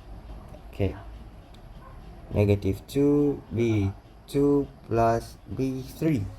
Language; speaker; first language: English; non-native, local second language; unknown